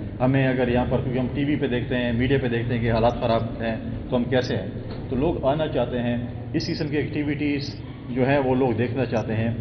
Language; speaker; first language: Urdu; non-native, local second language; Saraiki